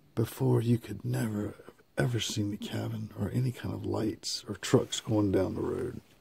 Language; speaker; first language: English; native; English